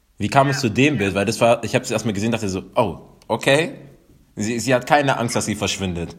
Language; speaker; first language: German; native; German